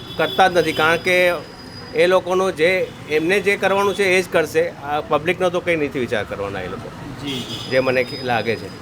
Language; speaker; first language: Gujarati; native; Gujarati